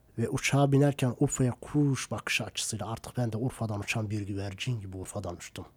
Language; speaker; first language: Turkish; non-native, local second language; Kurdish